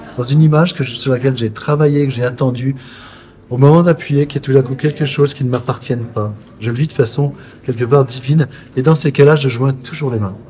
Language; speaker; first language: French; native; French